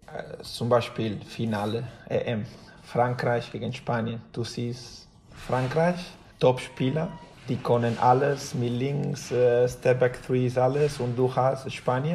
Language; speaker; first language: German; non-native, fluent; Spanish